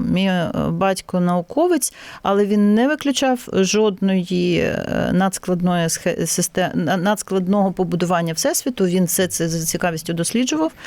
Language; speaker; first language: Ukrainian; non-native, local second language; Russian